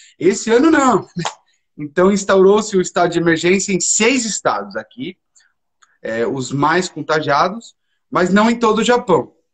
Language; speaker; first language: Portuguese; early bilingual, heritage; Portuguese